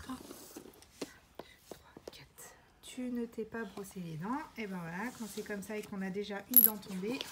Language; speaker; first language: French; native; French